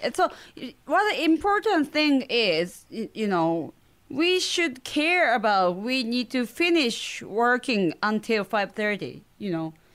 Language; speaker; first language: English; non-native, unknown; Japanese